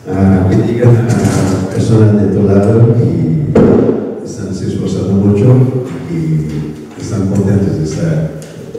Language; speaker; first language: Spanish; non-native, learner; Korean